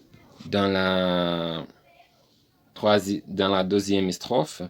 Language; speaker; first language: French; non-native, learner; Portuguese